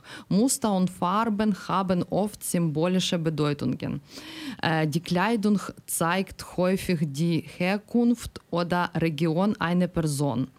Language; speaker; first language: German; non-native, learner; Ukrainian